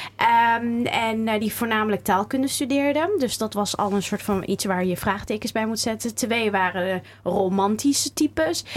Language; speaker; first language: Dutch; early bilingual, other home language; Somali